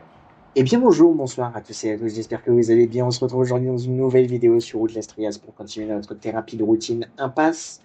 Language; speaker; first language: French; native; French